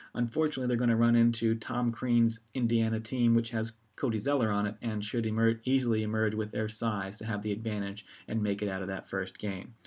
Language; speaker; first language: English; native; English